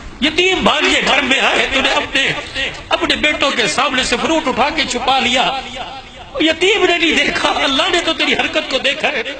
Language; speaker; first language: Urdu; non-native, local second language; Punjabi